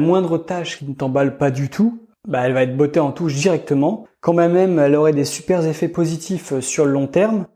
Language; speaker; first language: French; native; French